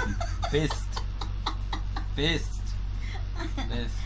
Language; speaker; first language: English; non-native, learner; German